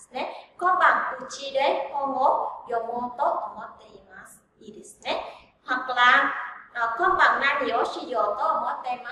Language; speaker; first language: Japanese; non-native, fluent; Vietnamese